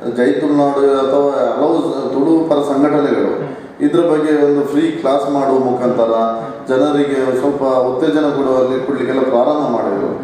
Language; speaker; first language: Kannada; non-native, local second language; Tulu